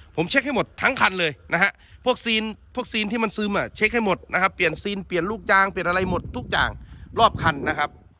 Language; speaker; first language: Thai; native; Thai